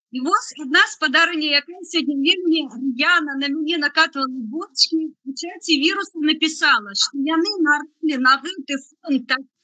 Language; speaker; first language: Belarusian; non-native, local second language; Russian